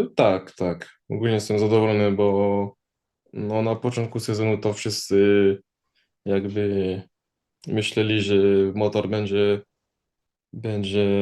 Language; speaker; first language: Polish; early bilingual, heritage; Polish